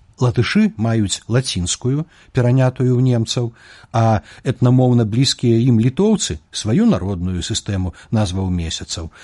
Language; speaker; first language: Belarusian; native; Belarusian